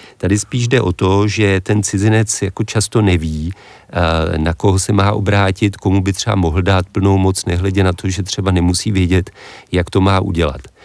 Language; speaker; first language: Czech; native; Czech